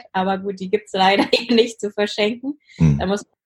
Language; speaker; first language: German; native; German